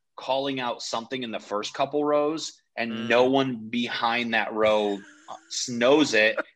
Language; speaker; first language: English; native; English